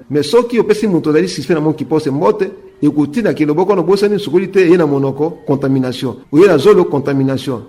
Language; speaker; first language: Lingala; native; Lingala